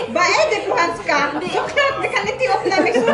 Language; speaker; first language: Swedish; non-native, learner; Cebuano